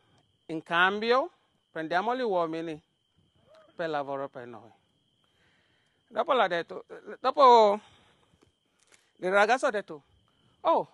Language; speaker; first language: Italian; non-native, learner; Yoruba